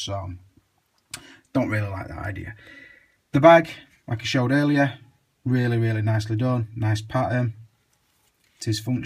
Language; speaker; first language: English; native; English